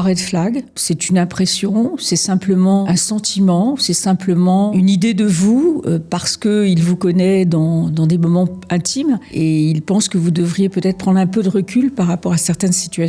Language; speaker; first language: French; native; French